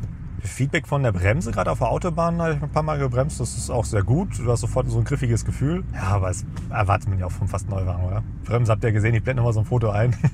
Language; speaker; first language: German; native; German